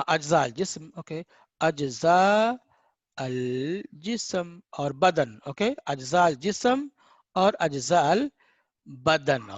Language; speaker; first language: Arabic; non-native, fluent; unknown